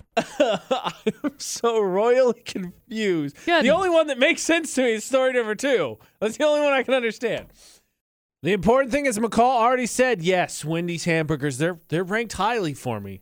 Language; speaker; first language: English; native; English